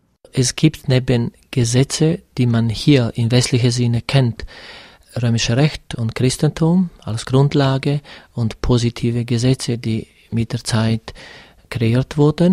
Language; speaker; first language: German; non-native, fluent; Serbian